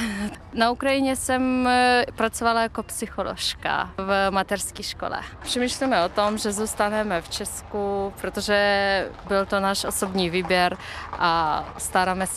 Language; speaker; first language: Czech; non-native, learner; Ukrainian